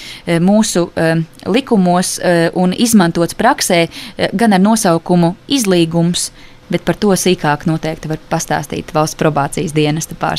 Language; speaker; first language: Latvian; native; Latvian